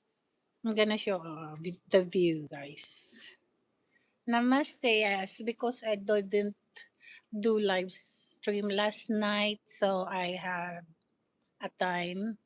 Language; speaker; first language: English; non-native, learner; Filipino